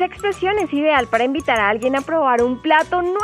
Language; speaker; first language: Spanish; native; Spanish